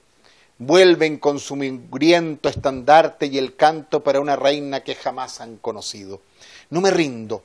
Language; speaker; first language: Spanish; native; Spanish